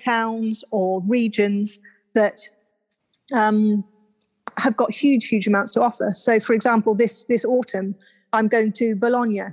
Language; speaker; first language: English; native; English